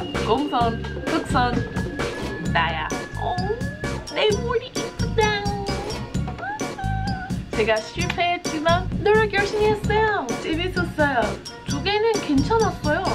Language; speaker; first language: Korean; non-native, fluent; English